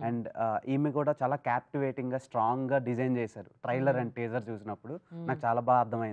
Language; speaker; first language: Telugu; native; Telugu